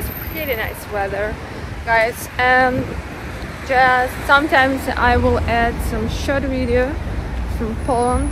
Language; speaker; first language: English; non-native, learner; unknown